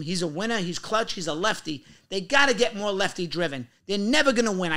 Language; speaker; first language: English; native; English